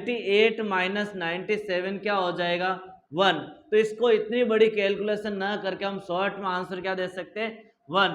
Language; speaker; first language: Hindi; native; Hindi